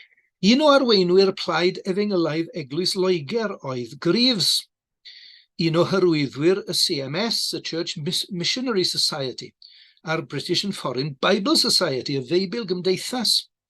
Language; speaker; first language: Welsh; native; Welsh